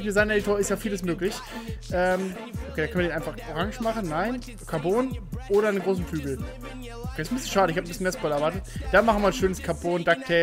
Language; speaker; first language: German; native; German